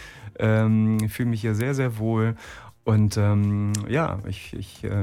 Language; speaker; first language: German; native; German